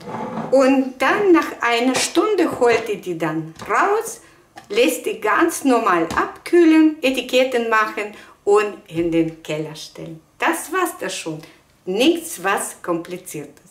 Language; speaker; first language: German; non-native, fluent; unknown